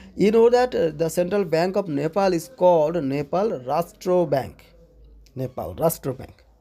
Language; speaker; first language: English; non-native, local second language; Bangla